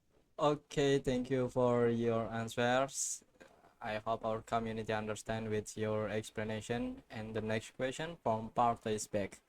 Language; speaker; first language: English; non-native, learner; Indonesian